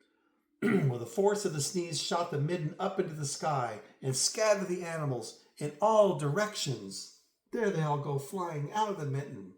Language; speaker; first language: English; native; English